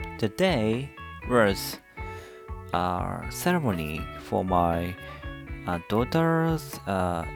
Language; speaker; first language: English; non-native, learner; Japanese